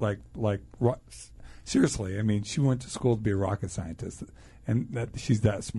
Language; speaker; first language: English; native; English